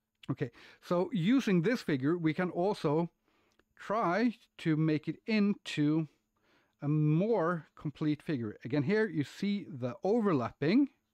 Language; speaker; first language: English; non-native, fluent; Norwegian